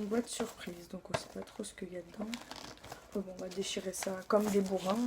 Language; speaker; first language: French; native; French